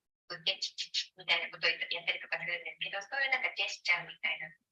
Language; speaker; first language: Japanese; native; Japanese